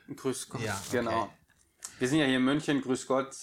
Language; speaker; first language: German; native; German